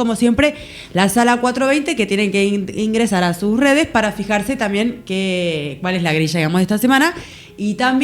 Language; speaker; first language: Spanish; native; Spanish